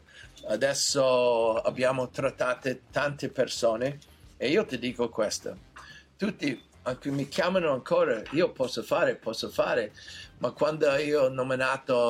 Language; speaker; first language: Italian; non-native, learner; English